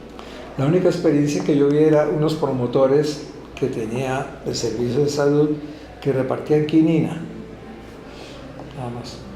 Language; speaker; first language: Spanish; native; Spanish